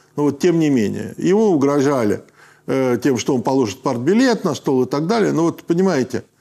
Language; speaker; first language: Russian; native; Russian